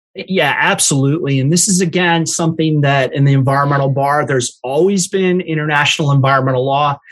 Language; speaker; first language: English; native; English